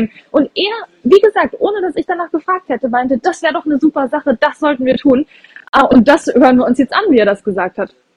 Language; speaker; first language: German; native; German